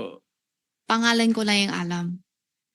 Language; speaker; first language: Filipino; non-native, learner; Chinese